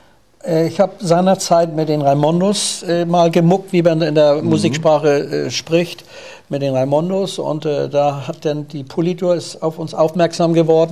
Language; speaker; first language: German; native; German